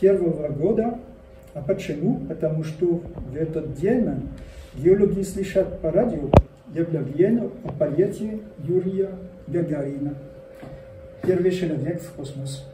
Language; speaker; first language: Russian; non-native, learner; French